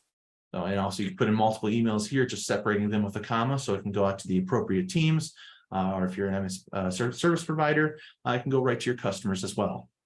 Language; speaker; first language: English; native; English